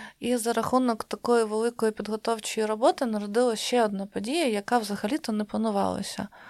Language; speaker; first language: Ukrainian; non-native, local second language; Russian